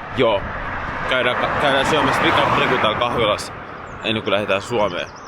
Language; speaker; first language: Finnish; early bilingual, other home language; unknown